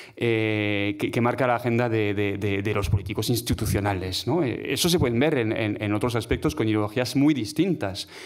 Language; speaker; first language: Spanish; non-native, fluent; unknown